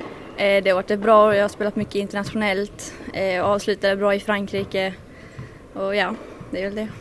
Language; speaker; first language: Swedish; native; Swedish